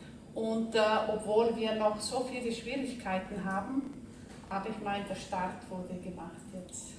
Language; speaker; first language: German; non-native, fluent; Portuguese